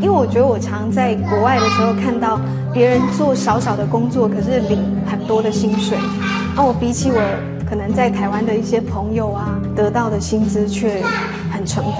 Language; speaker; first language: Chinese; native; Chinese